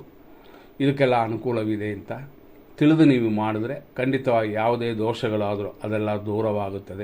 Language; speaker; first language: Kannada; native; Kannada